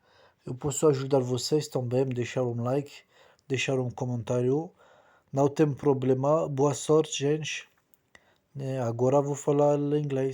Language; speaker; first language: Portuguese; non-native, learner; French